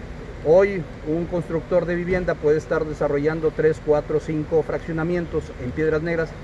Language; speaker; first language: Spanish; native; Spanish